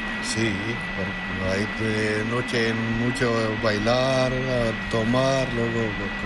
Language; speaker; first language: Spanish; non-native, learner; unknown